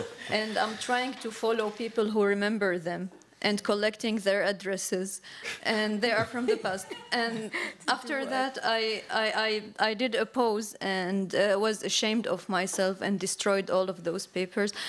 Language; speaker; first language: English; non-native, fluent; Arabic